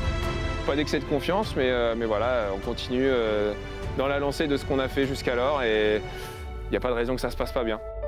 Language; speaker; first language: French; native; French